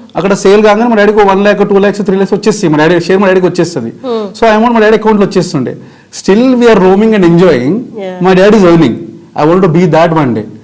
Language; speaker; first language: Telugu; native; Telugu